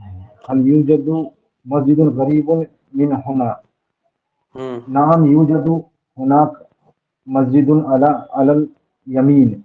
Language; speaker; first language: Arabic; non-native, learner; Urdu